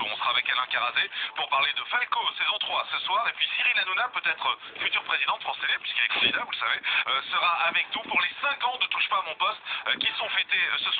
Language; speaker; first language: French; native; French